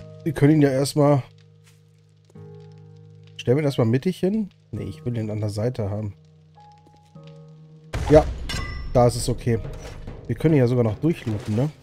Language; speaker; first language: German; native; German